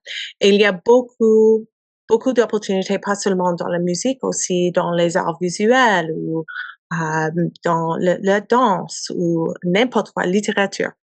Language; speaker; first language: French; non-native, learner; English